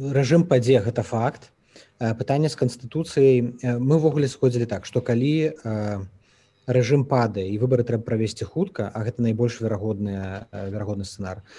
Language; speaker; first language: Belarusian; native; Belarusian